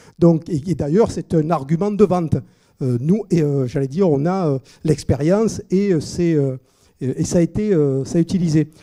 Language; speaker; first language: French; native; French